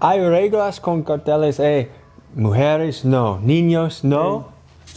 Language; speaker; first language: Spanish; non-native, learner; English